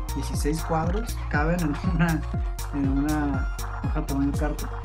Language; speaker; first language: Spanish; native; Spanish